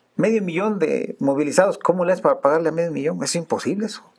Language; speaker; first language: Spanish; native; Spanish